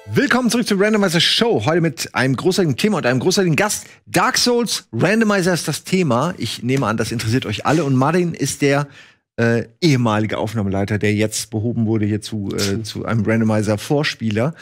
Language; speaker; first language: German; native; German